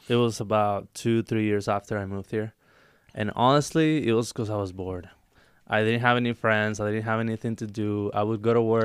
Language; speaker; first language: English; non-native, fluent; Spanish